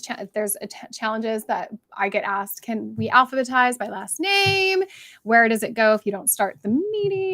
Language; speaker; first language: English; native; English